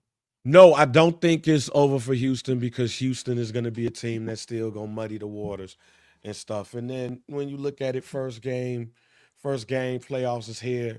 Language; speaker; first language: English; native; English